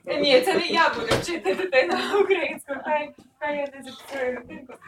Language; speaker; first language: Ukrainian; early bilingual, other home language; English